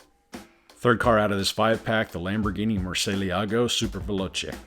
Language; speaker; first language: English; native; English